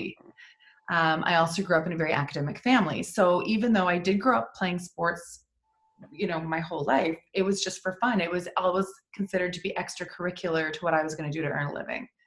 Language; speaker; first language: English; native; English